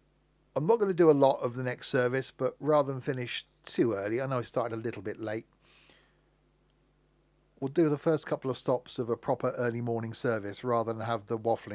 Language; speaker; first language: English; native; English